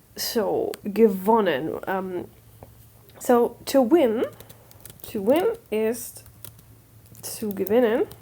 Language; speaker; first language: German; non-native, fluent; English